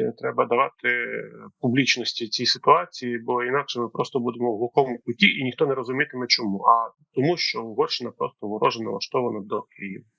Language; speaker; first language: Ukrainian; native; Ukrainian